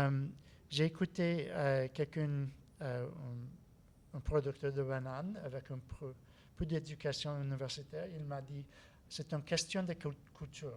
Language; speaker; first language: French; non-native, learner; English